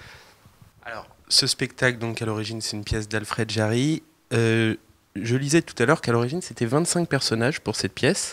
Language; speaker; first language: French; native; French